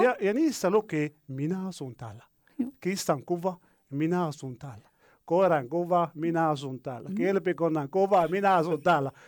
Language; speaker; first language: Finnish; non-native, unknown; Arabic